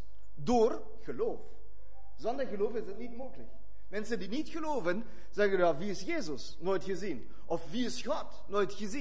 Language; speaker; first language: Dutch; non-native, fluent; German